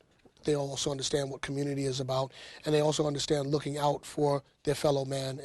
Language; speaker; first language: English; native; English